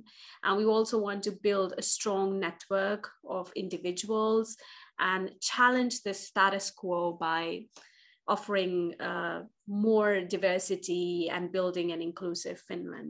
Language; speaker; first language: English; non-native, local second language; Bangla